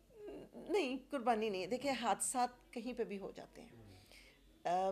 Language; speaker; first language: Urdu; native; Urdu